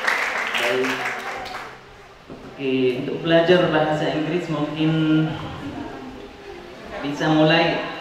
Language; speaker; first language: Indonesian; non-native, fluent; Arabic